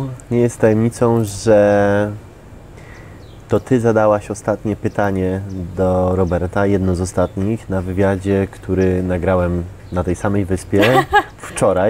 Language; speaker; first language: Polish; native; Polish